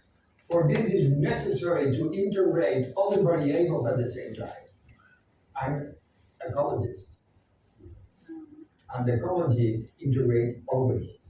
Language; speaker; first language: English; non-native, fluent; Spanish